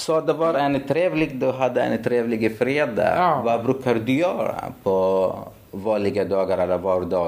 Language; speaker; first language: Swedish; non-native, fluent; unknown